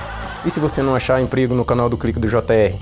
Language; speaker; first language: Portuguese; native; Portuguese